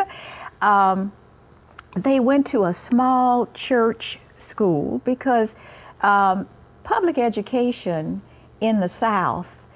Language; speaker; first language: English; native; English